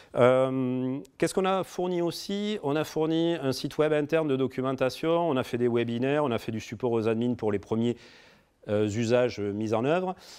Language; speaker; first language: French; native; French